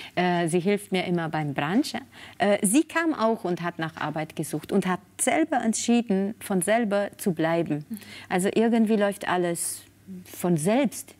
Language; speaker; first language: German; non-native, fluent; Spanish